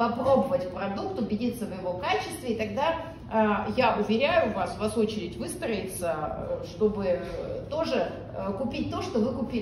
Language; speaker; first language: Russian; native; Russian